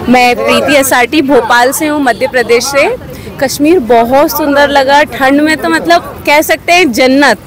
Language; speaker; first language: Hindi; native; Hindi